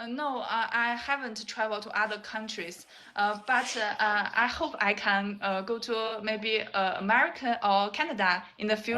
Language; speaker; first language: English; non-native, learner; Chinese